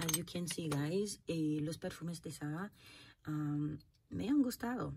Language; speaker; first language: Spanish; non-native, fluent; Haitian Creole